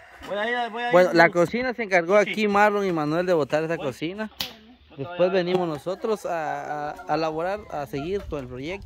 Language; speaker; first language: Spanish; native; Spanish